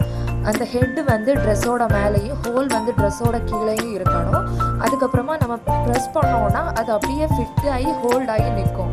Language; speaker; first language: Tamil; native; Tamil